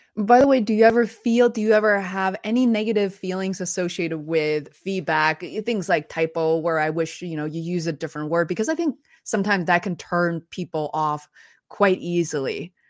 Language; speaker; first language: English; non-native, fluent; Chinese